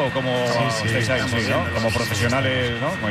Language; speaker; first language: Spanish; native; Spanish